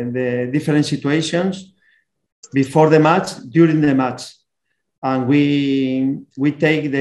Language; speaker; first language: English; non-native, fluent; Spanish